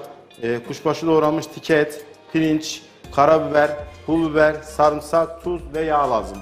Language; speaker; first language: Turkish; native; Turkish